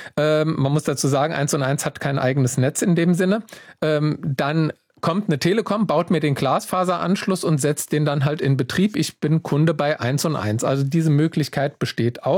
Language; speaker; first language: German; native; German